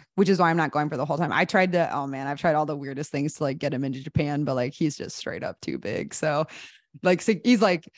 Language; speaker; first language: English; native; English